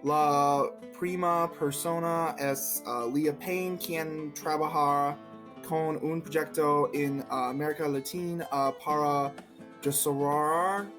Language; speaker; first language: Spanish; non-native, learner; English